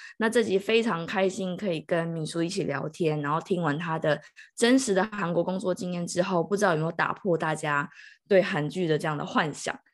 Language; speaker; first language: Chinese; native; Chinese